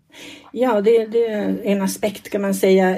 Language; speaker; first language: Swedish; non-native, fluent; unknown